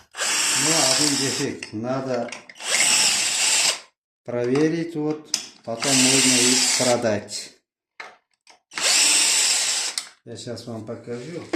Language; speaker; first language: Russian; non-native, local second language; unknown